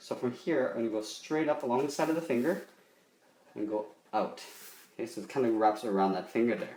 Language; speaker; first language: English; native; English